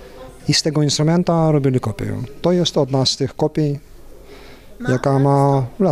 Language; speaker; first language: Polish; non-native, learner; Ukrainian